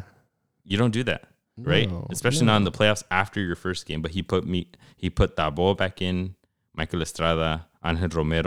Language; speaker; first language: English; early bilingual, other home language; Spanish